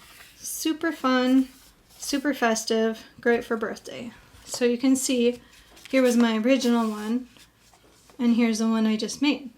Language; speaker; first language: English; native; English